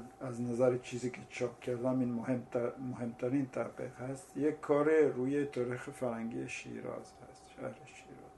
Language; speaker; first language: Persian; non-native, fluent; Italian